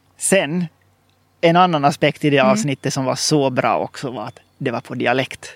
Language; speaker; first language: Swedish; native; Swedish